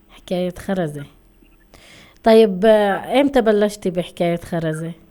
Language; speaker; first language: Arabic; native; Arabic